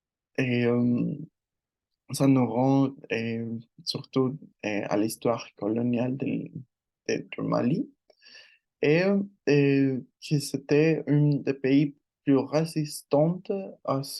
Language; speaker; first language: French; non-native, learner; Spanish